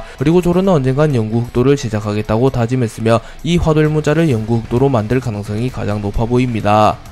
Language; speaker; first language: Korean; native; Korean